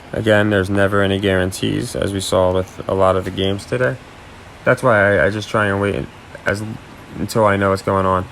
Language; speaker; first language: English; native; English